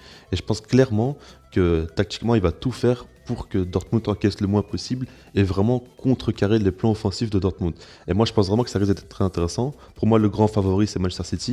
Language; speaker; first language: French; native; French